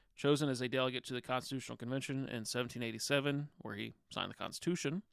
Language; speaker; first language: English; native; English